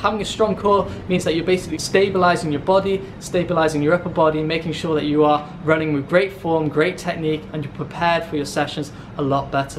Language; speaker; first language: English; native; English